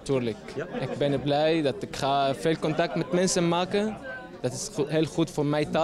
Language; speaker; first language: Dutch; non-native, learner; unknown